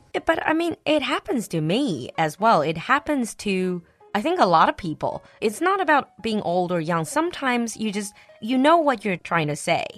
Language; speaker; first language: English; non-native, fluent; Chinese